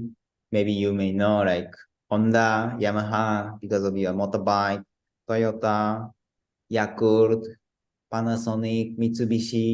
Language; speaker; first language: English; non-native, learner; Japanese